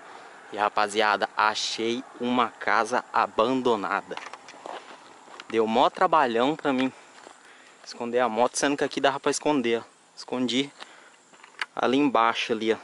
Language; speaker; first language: Portuguese; native; Portuguese